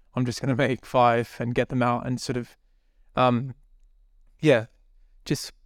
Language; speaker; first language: English; native; English